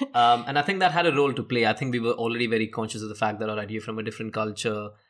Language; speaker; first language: English; non-native, local second language; Hindi